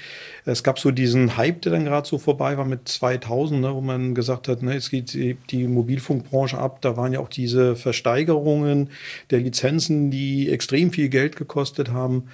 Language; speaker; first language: German; native; German